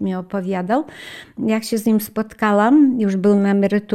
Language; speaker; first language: Polish; native; Polish